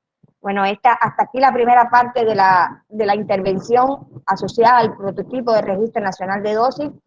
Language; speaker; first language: Spanish; native; Spanish